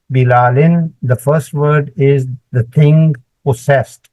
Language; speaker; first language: English; non-native, local second language; Urdu